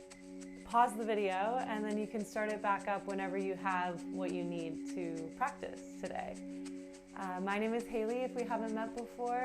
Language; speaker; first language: English; native; English